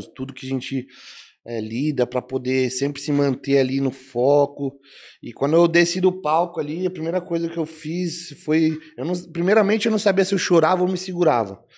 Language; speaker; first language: Portuguese; native; Portuguese